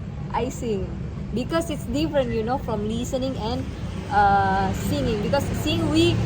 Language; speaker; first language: English; non-native, fluent; Indonesian